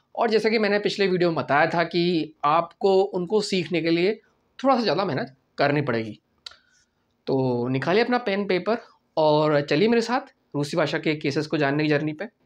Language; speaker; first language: Hindi; native; Hindi